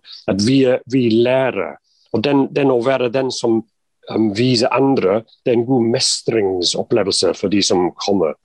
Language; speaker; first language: Norwegian; non-native, fluent; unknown